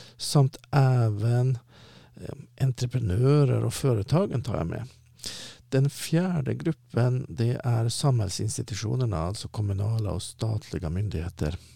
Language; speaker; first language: Swedish; native; Swedish